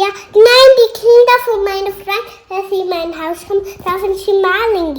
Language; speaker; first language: German; early bilingual, other home language; Telugu